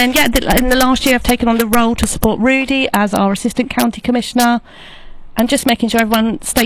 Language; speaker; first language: English; native; English